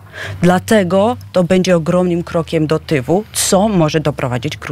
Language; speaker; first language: Polish; non-native, fluent; Georgian